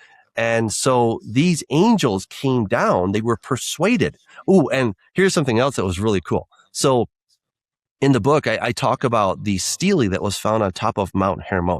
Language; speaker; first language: English; native; English